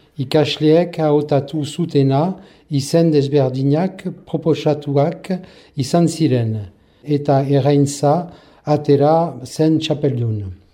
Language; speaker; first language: Basque; non-native, local second language; French